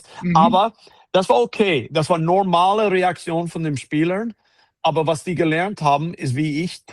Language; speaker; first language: German; non-native, fluent; English